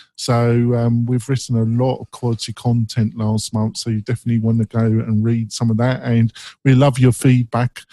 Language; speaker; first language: English; native; English